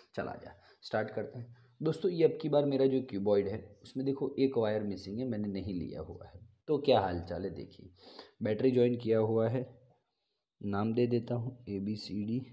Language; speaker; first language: Hindi; non-native, local second language; Gujarati